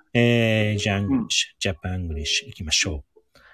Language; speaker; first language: Japanese; native; Japanese